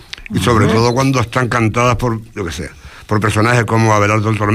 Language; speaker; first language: Spanish; native; Spanish